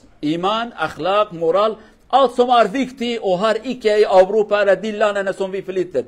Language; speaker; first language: Norwegian; non-native, learner; Kurdish